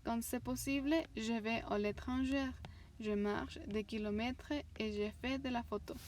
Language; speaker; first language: French; non-native, fluent; Spanish